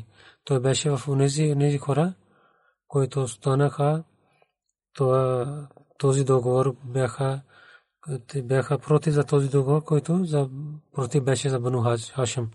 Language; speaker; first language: Bulgarian; non-native, learner; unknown